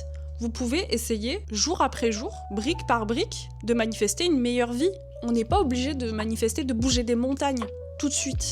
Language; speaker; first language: French; native; French